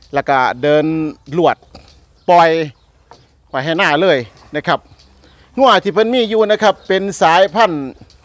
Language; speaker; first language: Thai; native; Thai